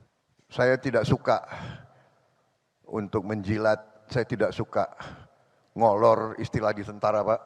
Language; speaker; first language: Indonesian; native; Indonesian